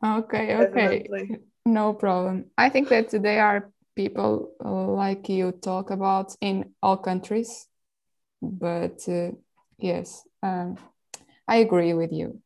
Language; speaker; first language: English; non-native, local second language; Portuguese